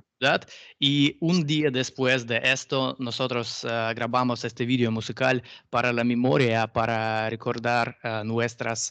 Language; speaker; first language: Spanish; non-native, learner; Russian